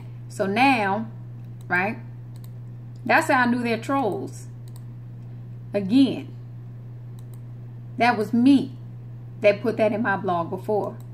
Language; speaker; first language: English; native; English